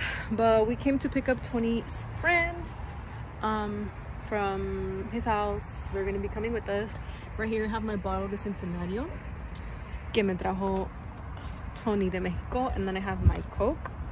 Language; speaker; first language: English; early bilingual, other home language; Spanish